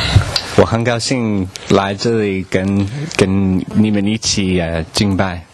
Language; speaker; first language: Chinese; non-native, learner; English